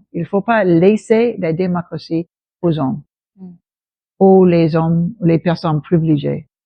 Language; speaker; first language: French; non-native, local second language; English